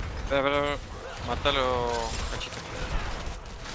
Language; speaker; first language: Spanish; native; Spanish